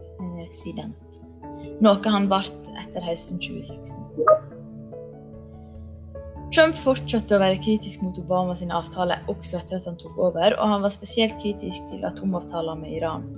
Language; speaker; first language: Norwegian; native; Norwegian